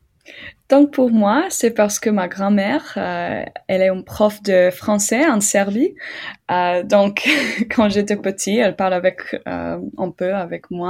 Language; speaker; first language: French; non-native, learner; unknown